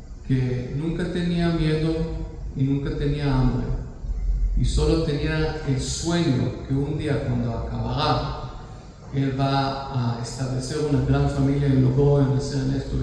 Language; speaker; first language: Spanish; non-native, fluent; Hebrew